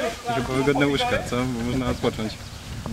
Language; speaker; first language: Polish; native; Polish